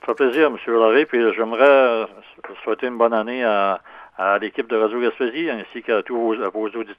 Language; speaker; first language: French; native; French